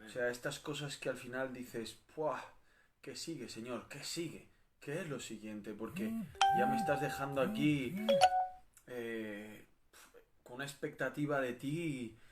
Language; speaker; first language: Spanish; native; Spanish